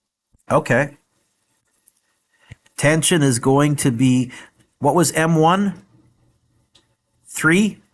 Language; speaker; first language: English; native; English